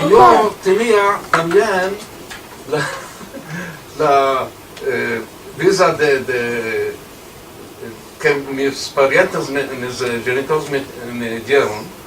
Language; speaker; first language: Spanish; early bilingual, heritage; Ladino